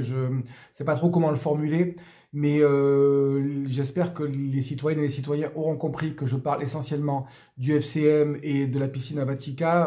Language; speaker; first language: French; native; French